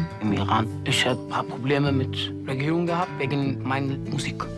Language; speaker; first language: German; non-native, learner; Persian